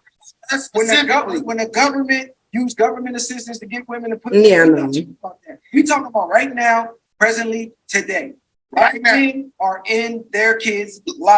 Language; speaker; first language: English; native; English